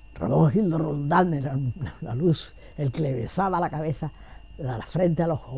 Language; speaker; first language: Spanish; native; Spanish